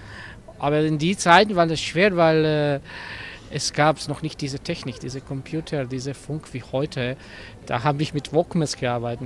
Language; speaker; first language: German; non-native, learner; Croatian